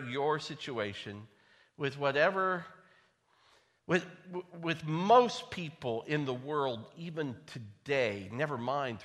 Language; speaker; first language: English; native; English